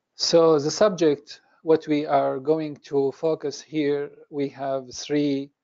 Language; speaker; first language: English; non-native, fluent; Arabic